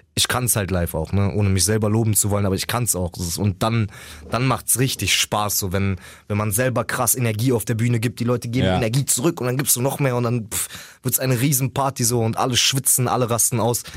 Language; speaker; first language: German; native; German